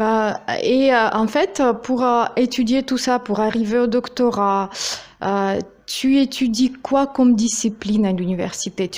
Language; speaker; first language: French; non-native, fluent; Russian